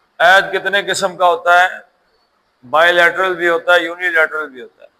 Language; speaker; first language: Urdu; non-native, local second language; Punjabi